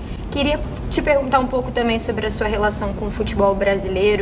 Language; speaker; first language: Portuguese; native; Portuguese